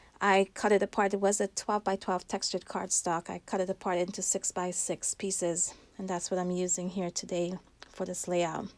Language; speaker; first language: English; native; English